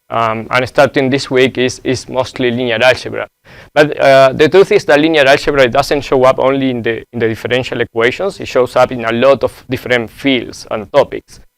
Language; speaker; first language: English; non-native, fluent; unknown